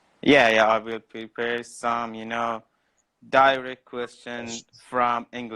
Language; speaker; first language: English; non-native, learner; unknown